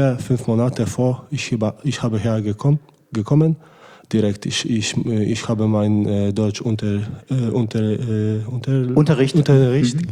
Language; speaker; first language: German; non-native, learner; Polish